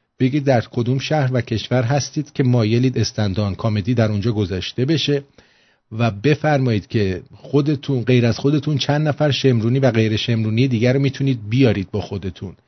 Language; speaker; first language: Persian; native; Persian